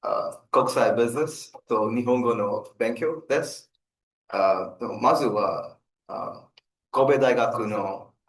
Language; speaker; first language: Japanese; non-native, learner; English